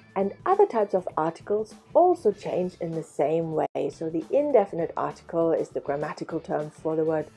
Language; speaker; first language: English; native; English